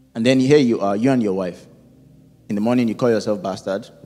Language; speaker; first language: English; non-native, local second language; Yoruba